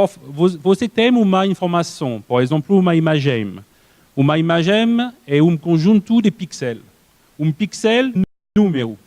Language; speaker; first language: Portuguese; non-native, fluent; French